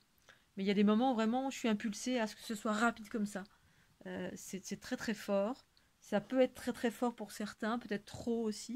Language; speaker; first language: French; native; French